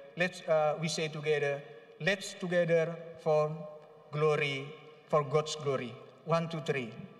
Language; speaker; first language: English; non-native, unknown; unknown